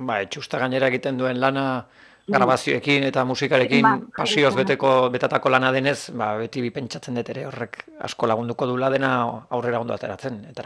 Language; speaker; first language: Basque; native; Basque